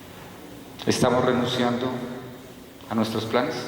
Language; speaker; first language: Spanish; native; Spanish